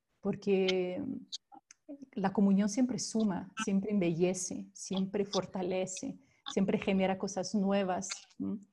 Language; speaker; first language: Spanish; non-native, fluent; Portuguese